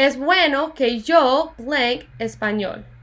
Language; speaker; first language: Spanish; non-native, fluent; English